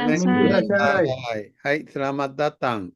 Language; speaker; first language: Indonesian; non-native, fluent; Japanese